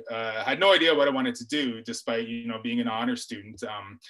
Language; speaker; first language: English; native; English